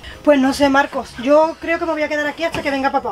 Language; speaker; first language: Spanish; native; Spanish